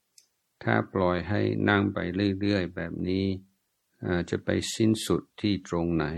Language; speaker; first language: Thai; non-native, fluent; English